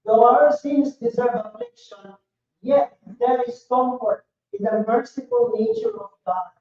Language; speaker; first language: English; non-native, local second language; Filipino